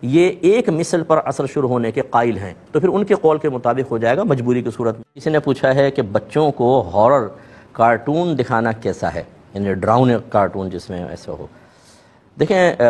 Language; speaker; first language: Urdu; native; Urdu